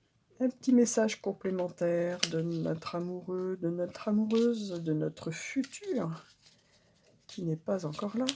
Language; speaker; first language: French; native; French